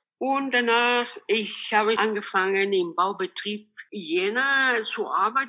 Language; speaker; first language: German; non-native, local second language; Spanish